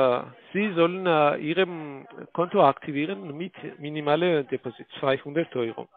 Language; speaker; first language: German; non-native, fluent; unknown